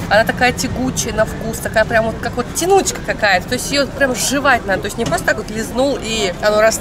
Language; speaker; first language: Russian; native; Russian